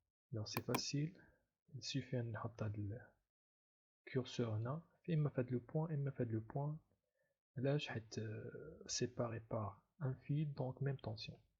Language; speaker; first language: French; non-native, local second language; Arabic